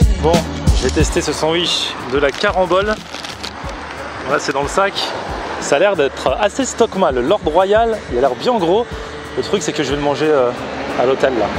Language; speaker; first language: French; native; French